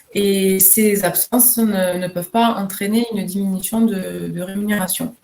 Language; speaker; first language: French; native; French